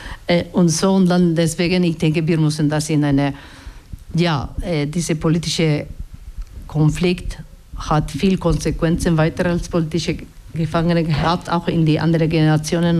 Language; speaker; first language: German; non-native, learner; Basque